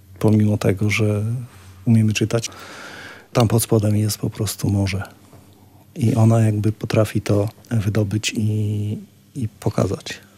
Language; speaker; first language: Polish; native; Polish